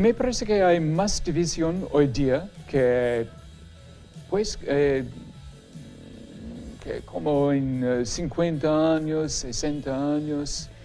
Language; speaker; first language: Spanish; non-native, fluent; English